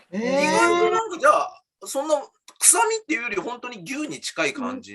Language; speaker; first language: Japanese; native; Japanese